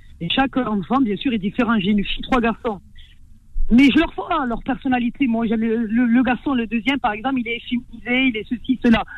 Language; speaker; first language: French; early bilingual, other home language; Arabic